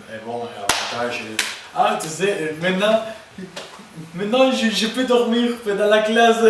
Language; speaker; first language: French; non-native, learner; Spanish